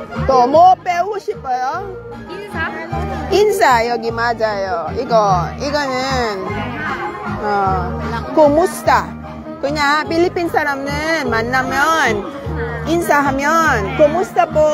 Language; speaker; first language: Korean; non-native, learner; Filipino